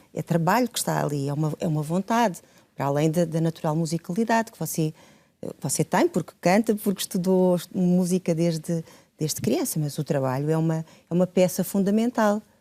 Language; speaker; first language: Portuguese; native; Portuguese